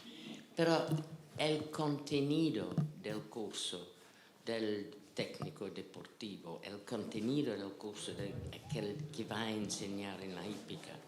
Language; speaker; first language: Spanish; non-native, fluent; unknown